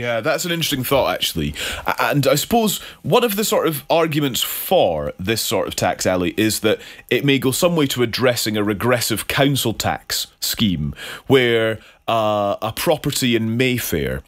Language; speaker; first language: English; native; English